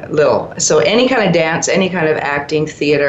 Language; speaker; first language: English; native; English